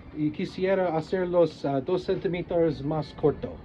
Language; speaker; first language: Spanish; non-native, learner; English